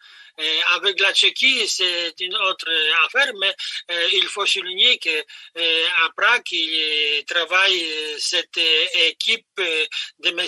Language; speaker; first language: French; non-native, fluent; Polish